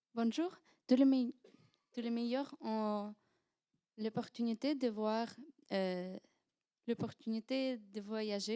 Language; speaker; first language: French; non-native, learner; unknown